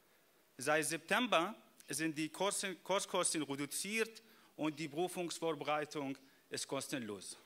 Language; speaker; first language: German; non-native, fluent; Arabic